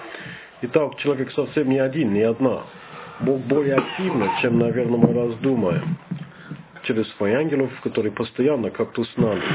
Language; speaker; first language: Russian; non-native, learner; English